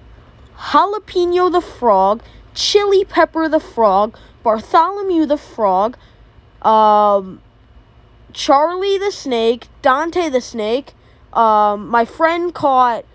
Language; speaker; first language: English; native; English